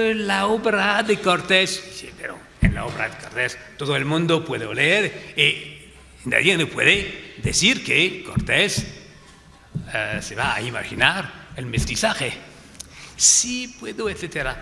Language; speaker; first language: Spanish; non-native, fluent; French